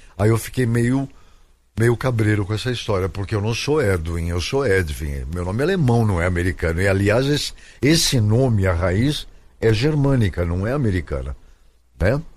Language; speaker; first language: Portuguese; native; Portuguese